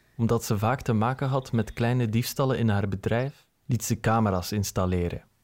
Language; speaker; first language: Dutch; native; Dutch